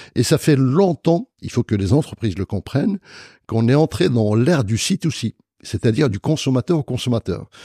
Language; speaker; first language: French; non-native, local second language; Arabic